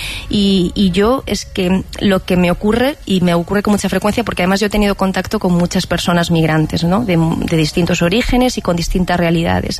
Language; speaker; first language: Spanish; native; Spanish